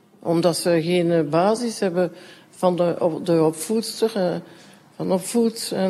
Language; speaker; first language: Dutch; non-native, local second language; French